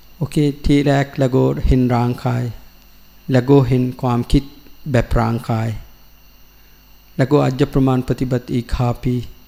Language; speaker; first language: Thai; non-native, learner; Sinhala